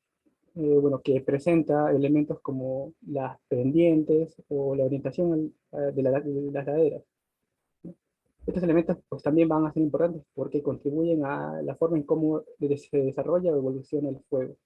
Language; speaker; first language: Spanish; native; Spanish